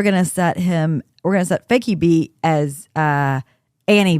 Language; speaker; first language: English; native; English